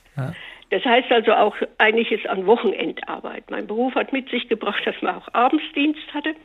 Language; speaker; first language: German; native; German